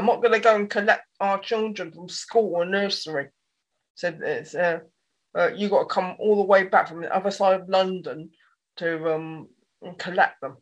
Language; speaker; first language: English; native; English